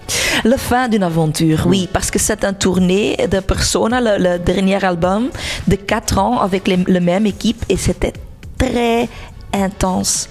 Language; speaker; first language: French; non-native, local second language; Dutch